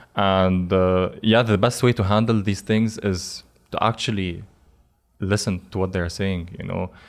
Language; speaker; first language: English; non-native, fluent; Arabic